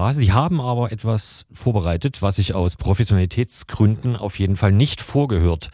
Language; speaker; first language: German; native; German